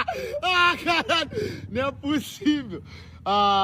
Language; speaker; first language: Portuguese; native; Portuguese